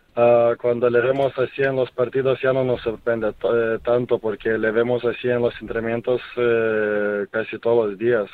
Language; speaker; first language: Spanish; non-native, fluent; Lithuanian